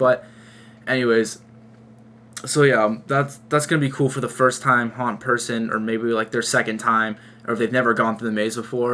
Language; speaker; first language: English; native; English